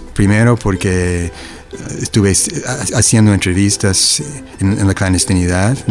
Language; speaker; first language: Spanish; non-native, fluent; English